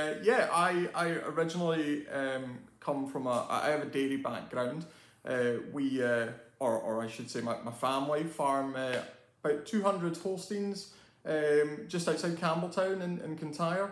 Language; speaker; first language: English; native; English